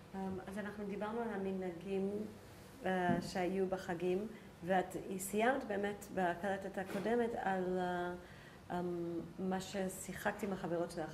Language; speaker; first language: Hebrew; native; Hebrew